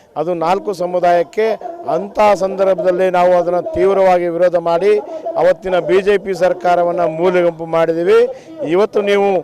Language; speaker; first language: Kannada; non-native, local second language; Lambadi